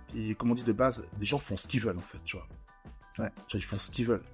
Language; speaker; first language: French; native; French